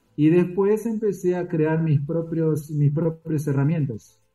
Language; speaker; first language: Spanish; early bilingual, heritage; Spanish